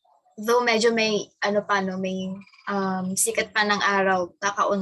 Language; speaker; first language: Filipino; native; Filipino